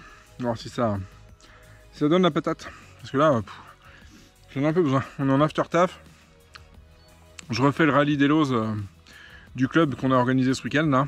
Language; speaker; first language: French; native; French